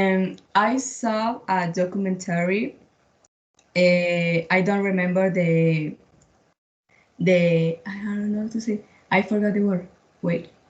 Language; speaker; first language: English; non-native, learner; Spanish